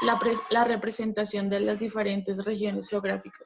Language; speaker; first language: Spanish; native; Spanish